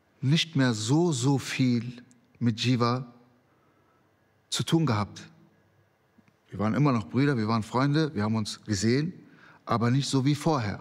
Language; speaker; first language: German; early bilingual, other home language; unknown